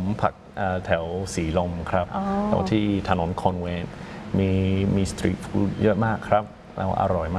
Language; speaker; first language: Thai; non-native, fluent; English